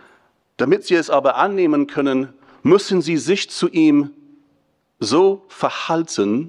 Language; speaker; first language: German; non-native, fluent; English